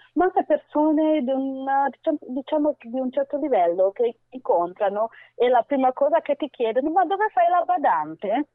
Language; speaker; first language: Italian; non-native, fluent; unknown